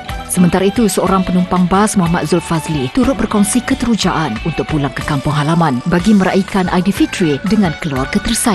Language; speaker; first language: Malay; native; Malay